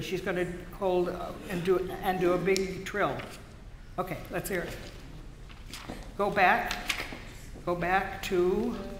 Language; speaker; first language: English; native; English